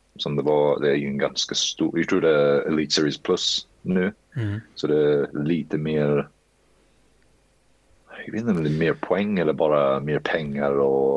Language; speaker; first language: Swedish; early bilingual, heritage; Swedish